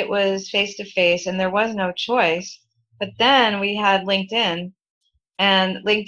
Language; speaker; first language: English; native; English